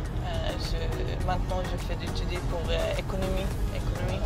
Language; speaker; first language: French; non-native, learner; Serbian